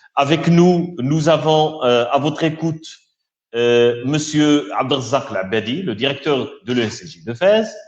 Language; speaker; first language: French; non-native, local second language; Arabic